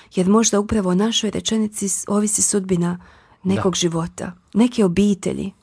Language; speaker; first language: Croatian; native; Croatian